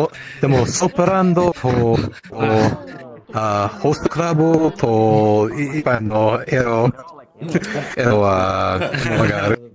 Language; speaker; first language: Japanese; non-native, learner; Spanish